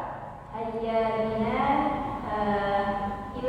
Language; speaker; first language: Arabic; non-native, learner; Indonesian